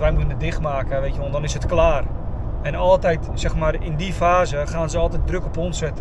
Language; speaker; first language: Dutch; native; Dutch